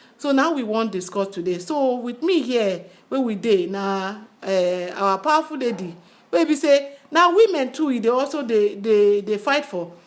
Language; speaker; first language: Nigerian Pidgin; non-native, local second language; Yoruba